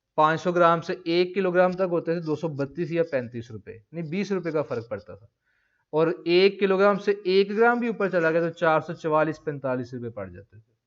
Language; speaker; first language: Urdu; non-native, local second language; Punjabi